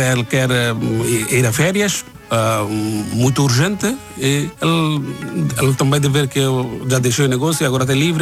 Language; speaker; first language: Portuguese; non-native, learner; Bangla